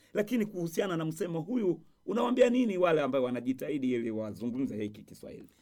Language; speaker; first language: Swahili; non-native, local second language; Rundi